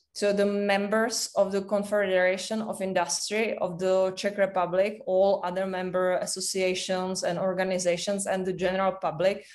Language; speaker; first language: English; non-native, fluent; Czech